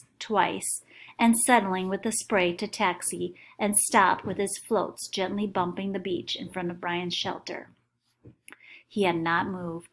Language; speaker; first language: English; native; English